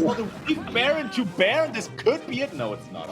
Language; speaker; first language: English; non-native, fluent; German